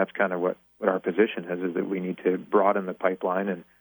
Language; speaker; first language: English; native; English